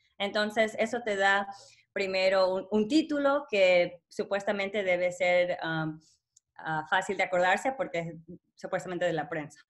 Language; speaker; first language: Spanish; early bilingual, heritage; Spanish